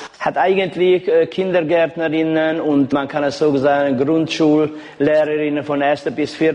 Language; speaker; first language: German; non-native, local second language; Hungarian